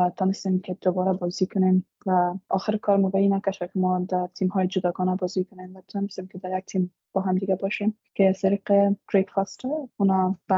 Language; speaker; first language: Persian; native; Persian